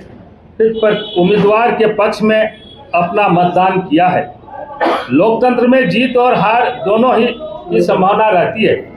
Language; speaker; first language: Hindi; native; Hindi